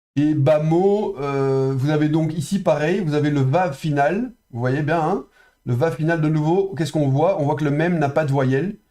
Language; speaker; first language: French; native; French